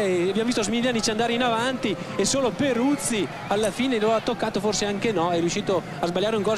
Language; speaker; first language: Italian; native; Italian